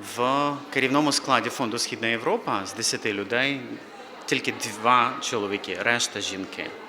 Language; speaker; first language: Ukrainian; native; Ukrainian